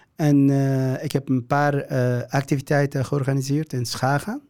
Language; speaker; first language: Dutch; non-native, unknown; Kurdish